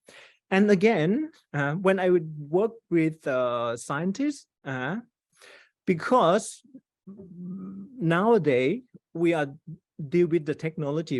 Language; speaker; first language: English; non-native, fluent; Thai